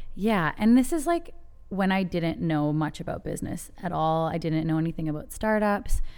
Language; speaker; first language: English; native; English